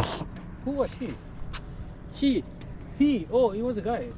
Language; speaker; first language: English; non-native, learner; Hindi